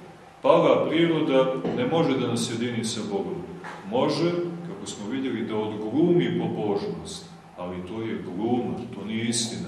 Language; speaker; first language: Serbian; native; Serbian